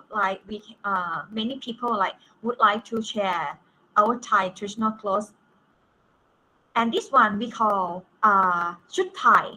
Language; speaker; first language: English; non-native, fluent; Thai